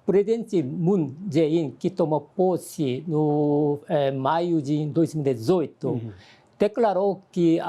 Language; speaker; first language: Portuguese; non-native, learner; Korean